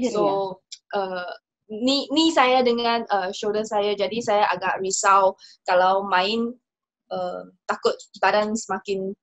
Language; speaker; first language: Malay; non-native, local second language; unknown